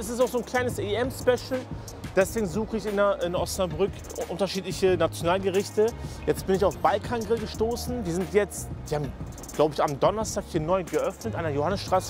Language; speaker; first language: German; native; German